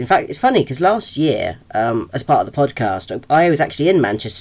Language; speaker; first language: English; native; English